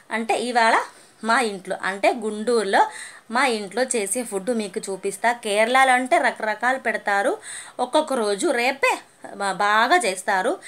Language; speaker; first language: Telugu; non-native, learner; Malayalam